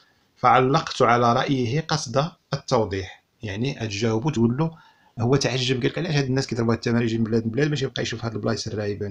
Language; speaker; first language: Arabic; native; Arabic